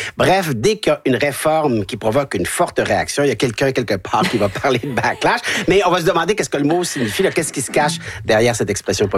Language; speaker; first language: French; native; French